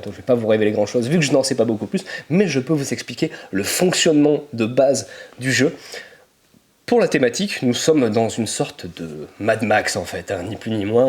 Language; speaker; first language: French; native; French